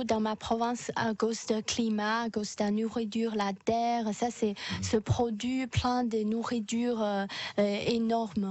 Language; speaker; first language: French; non-native, learner; Chinese